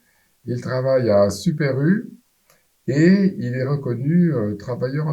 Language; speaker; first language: French; native; French